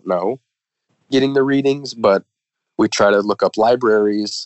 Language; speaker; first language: English; native; English